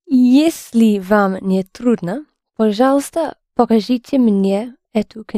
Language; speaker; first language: Russian; non-native, learner; English